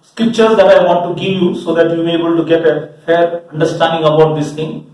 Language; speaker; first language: English; non-native, local second language; Malayalam